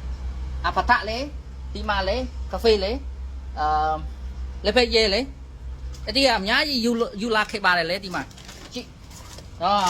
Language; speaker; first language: Burmese; non-native, learner; Khmer